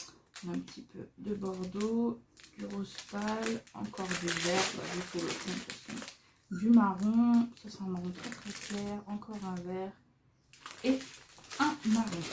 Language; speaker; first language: French; native; French